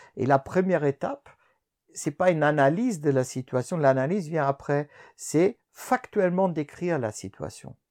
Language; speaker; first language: French; non-native, fluent; German